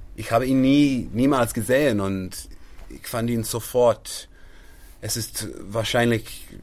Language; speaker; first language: German; non-native, learner; English